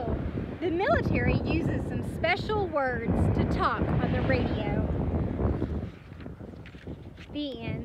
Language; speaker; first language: English; native; English